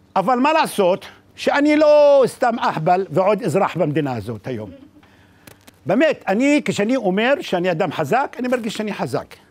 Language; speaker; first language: Hebrew; non-native, local second language; Arabic